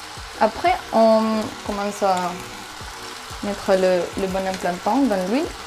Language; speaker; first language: French; non-native, fluent; Spanish